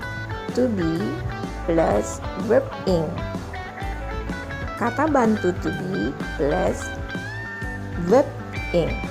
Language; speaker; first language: English; non-native, learner; Indonesian